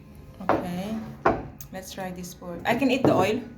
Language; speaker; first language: English; non-native, local second language; Filipino